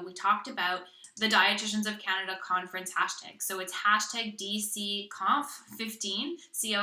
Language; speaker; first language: English; native; English